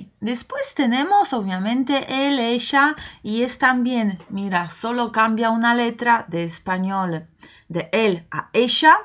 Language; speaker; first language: Spanish; non-native, fluent; Polish